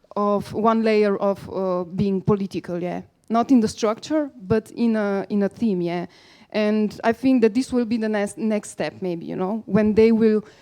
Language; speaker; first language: English; non-native, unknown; Slovenian